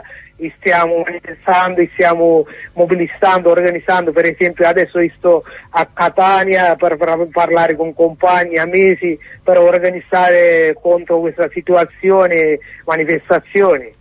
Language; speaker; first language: Italian; non-native, learner; Sinhala